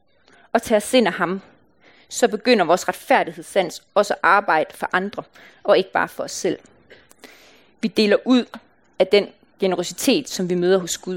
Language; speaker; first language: Danish; native; Danish